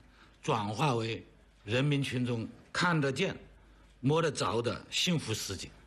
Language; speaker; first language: Chinese; native; Chinese